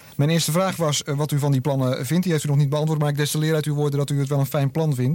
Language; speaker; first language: Dutch; native; Dutch